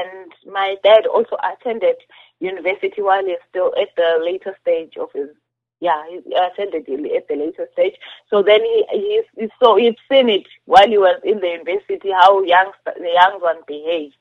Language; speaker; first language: English; non-native, local second language; Zulu